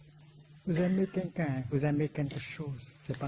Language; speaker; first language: French; non-native, fluent; Vietnamese